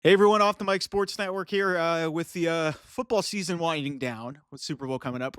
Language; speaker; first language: English; native; English